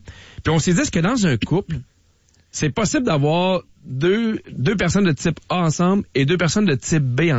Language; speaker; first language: French; native; French